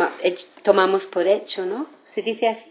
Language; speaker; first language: Spanish; non-native, fluent; English